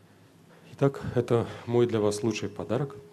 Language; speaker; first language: Russian; native; Russian